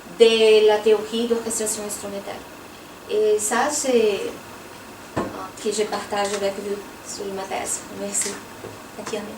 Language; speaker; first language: French; non-native, fluent; Portuguese